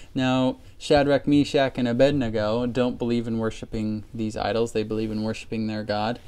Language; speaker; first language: English; native; English